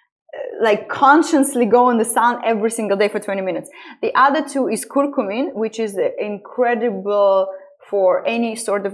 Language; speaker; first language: English; non-native, fluent; Estonian